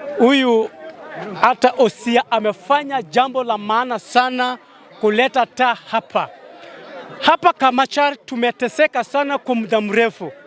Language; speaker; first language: Swahili; non-native, local second language; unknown